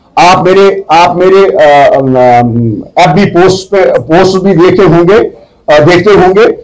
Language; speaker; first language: Urdu; non-native, local second language; Kashmiri